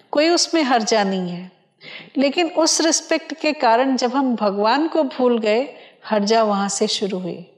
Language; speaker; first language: Hindi; non-native, local second language; Odia